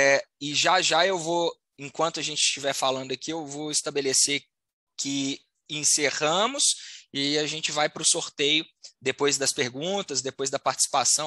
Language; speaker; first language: Portuguese; native; Portuguese